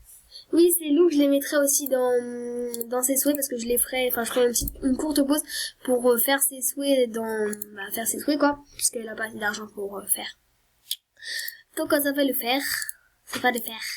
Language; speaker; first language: French; native; French